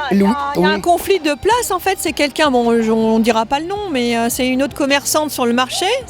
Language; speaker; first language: French; native; French